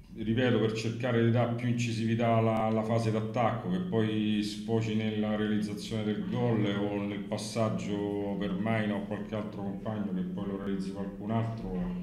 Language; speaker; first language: Italian; native; Italian